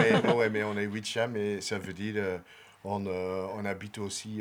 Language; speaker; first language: French; non-native, local second language; Dutch